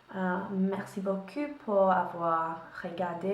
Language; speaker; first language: French; non-native, learner; English